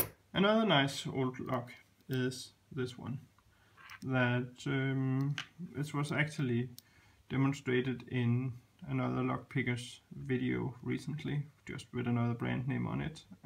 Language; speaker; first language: English; non-native, fluent; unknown